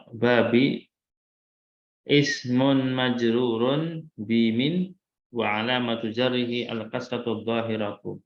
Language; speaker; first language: Arabic; non-native, fluent; Indonesian